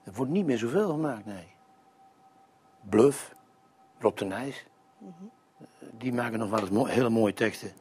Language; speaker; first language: Dutch; native; Dutch